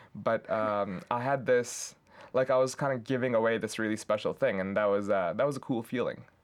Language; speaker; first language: English; non-native, local second language; Urdu